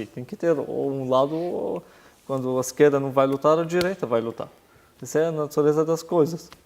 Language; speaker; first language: Portuguese; non-native, fluent; Arabic